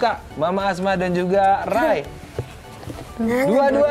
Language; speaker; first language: Indonesian; native; Indonesian